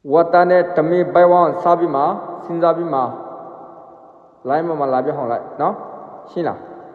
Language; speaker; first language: Burmese; non-native, local second language; Rohingya